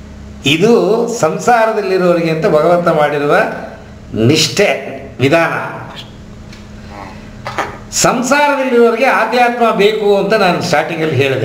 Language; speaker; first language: Kannada; native; Kannada